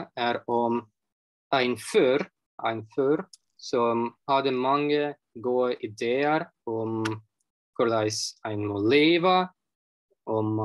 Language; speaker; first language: Norwegian; non-native, fluent; Russian